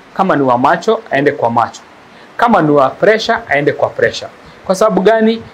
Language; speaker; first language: Swahili; non-native, local second language; Kikuyu